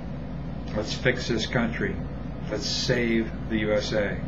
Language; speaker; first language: English; native; English